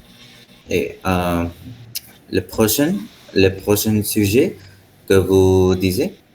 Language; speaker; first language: French; non-native, fluent; Hindi